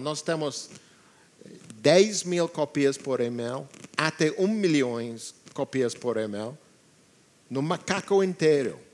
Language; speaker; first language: Portuguese; non-native, learner; English